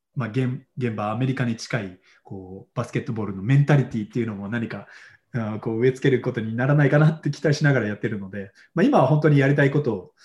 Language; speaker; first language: Japanese; native; Japanese